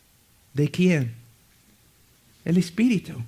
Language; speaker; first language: Spanish; non-native, fluent; English